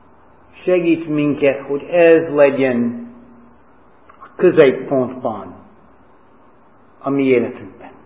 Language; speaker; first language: Hungarian; non-native, learner; English